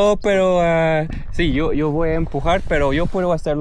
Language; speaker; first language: Spanish; non-native, learner; English